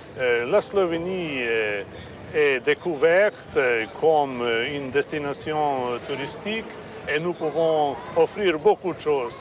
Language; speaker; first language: French; non-native, fluent; Slovenian